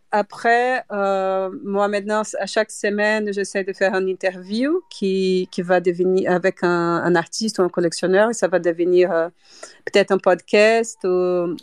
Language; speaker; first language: French; non-native, fluent; Portuguese